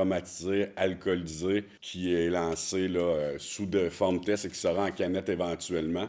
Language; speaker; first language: French; native; French